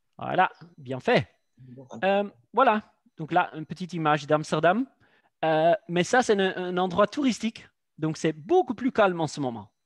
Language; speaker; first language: French; non-native, fluent; Dutch